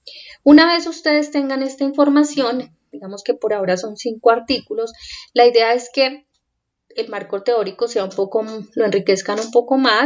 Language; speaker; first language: Spanish; native; Spanish